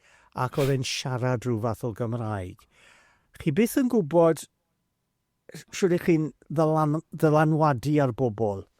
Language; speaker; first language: Welsh; non-native, fluent; English